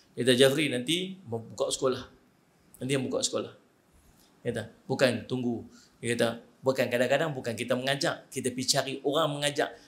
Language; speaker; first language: Malay; native; Malay